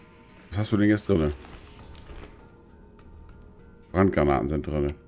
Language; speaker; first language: German; native; German